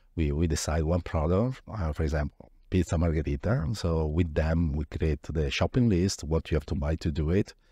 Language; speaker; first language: English; non-native, fluent; Italian